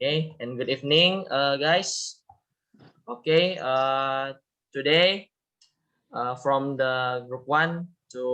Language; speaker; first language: English; non-native, learner; Indonesian